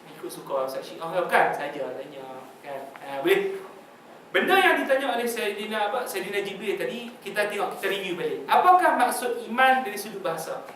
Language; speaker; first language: Malay; native; Malay